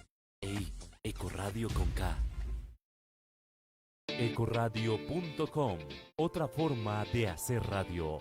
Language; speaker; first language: Spanish; native; Spanish